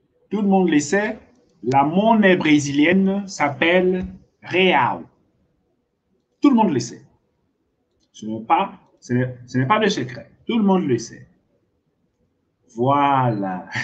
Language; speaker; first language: French; non-native, fluent; Portuguese